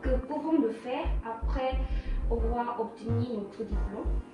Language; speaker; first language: French; non-native, learner; Korean